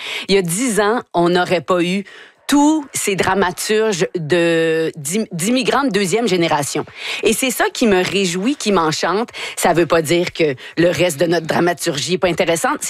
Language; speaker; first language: French; native; French